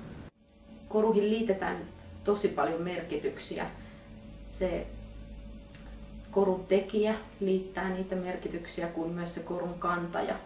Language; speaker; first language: Finnish; native; Finnish